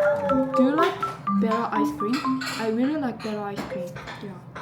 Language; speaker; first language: English; non-native, learner; Korean